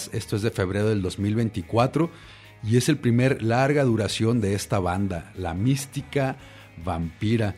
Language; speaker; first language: Spanish; native; Spanish